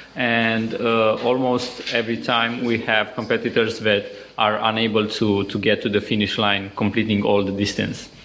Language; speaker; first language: English; non-native, fluent; Romanian